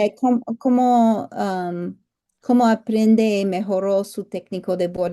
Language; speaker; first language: Spanish; non-native, learner; English